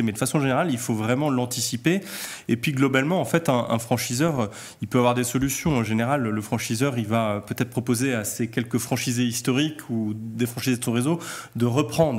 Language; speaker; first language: French; native; French